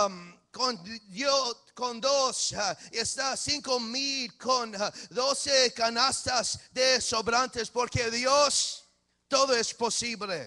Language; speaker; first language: Spanish; early bilingual, heritage; English